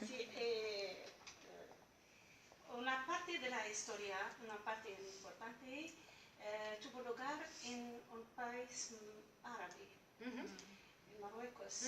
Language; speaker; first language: Spanish; non-native, learner; Arabic